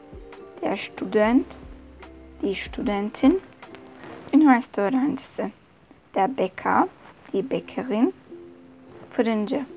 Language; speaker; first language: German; non-native, fluent; Turkish